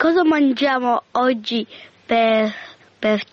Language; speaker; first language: Italian; non-native, learner; Russian